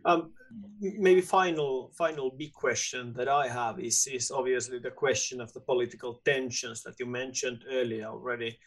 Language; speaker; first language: English; non-native, fluent; Finnish